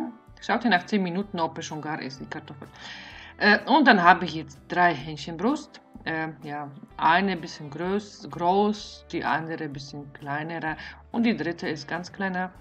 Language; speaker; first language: German; non-native, fluent; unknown